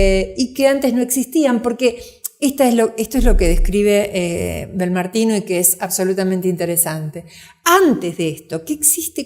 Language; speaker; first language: Spanish; native; Spanish